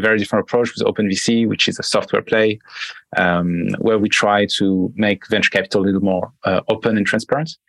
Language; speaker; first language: English; non-native, fluent; French